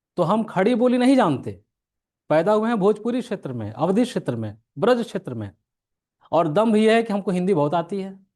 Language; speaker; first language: Hindi; native; Hindi